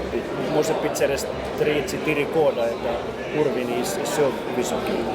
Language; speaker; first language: Russian; non-native, learner; Finnish